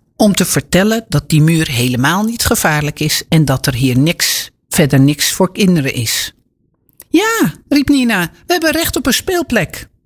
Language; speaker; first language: Dutch; native; Dutch